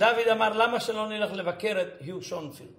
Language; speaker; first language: Hebrew; early bilingual, other home language; Ladino